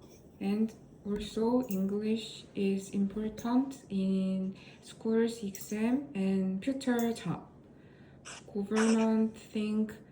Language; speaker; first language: English; non-native, learner; Korean